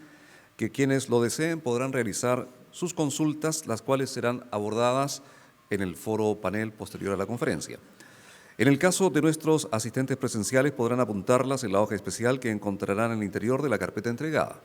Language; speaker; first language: Spanish; native; Spanish